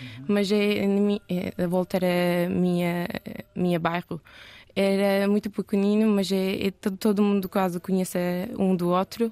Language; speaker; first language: Portuguese; non-native, learner; Turkish